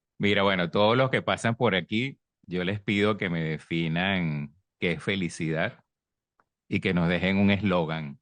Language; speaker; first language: Spanish; native; Spanish